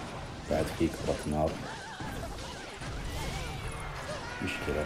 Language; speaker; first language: Arabic; native; Arabic